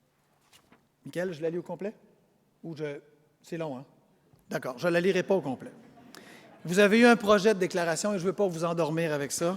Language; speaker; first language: French; native; French